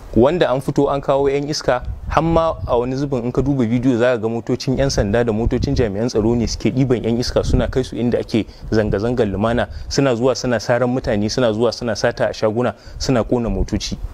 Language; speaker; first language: Hausa; non-native, local second language; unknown